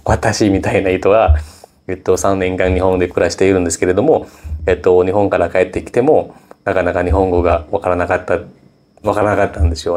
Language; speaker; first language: Japanese; non-native, fluent; Indonesian